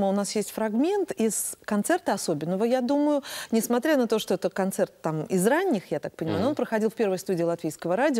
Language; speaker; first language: Russian; native; Russian